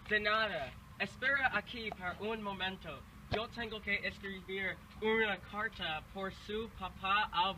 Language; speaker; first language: Spanish; non-native, learner; English